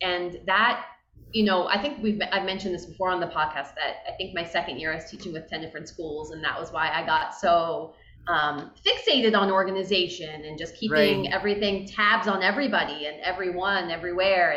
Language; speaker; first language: English; native; English